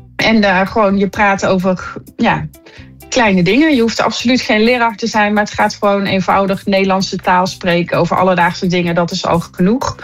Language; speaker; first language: Dutch; native; Dutch